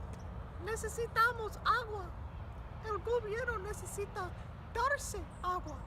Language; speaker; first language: Spanish; non-native, learner; English